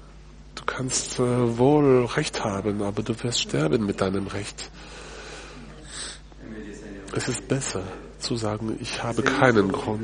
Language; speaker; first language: German; non-native, fluent; French